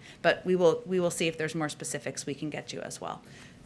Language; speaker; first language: English; native; English